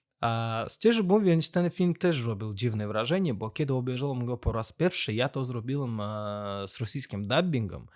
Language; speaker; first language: Polish; non-native, fluent; Azerbaijani